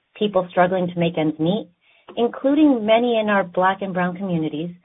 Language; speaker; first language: English; early bilingual, other home language; Spanish